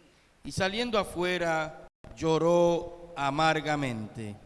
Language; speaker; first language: Spanish; native; Spanish